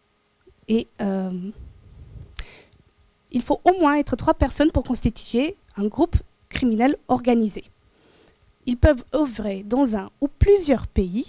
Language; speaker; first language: French; non-native, fluent; Romanian